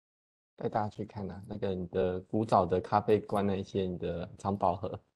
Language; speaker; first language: Chinese; native; Chinese